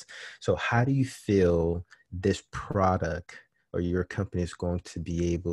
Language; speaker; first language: English; native; English